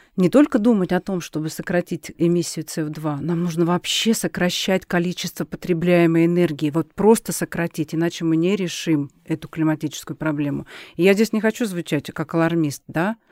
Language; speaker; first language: Russian; native; Russian